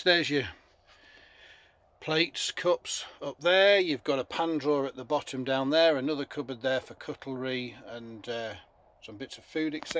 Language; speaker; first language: English; native; English